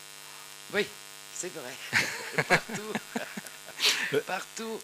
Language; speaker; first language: French; non-native, fluent; German